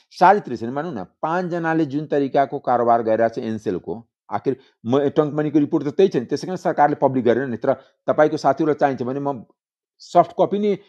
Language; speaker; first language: Nepali; non-native, local second language; Maithili